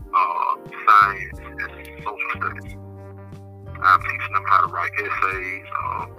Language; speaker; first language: English; native; English